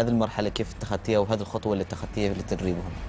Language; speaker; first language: Arabic; native; Arabic